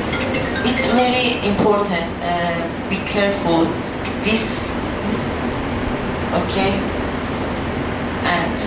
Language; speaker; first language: English; non-native, learner; Persian